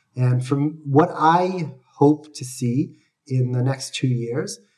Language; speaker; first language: English; native; English